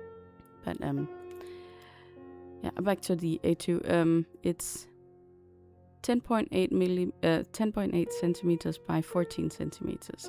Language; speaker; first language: English; non-native, fluent; Danish